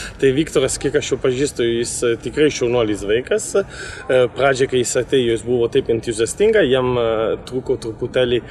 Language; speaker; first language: Lithuanian; non-native, learner; Italian